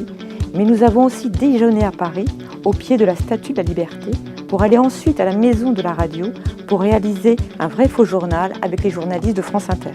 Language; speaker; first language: French; native; French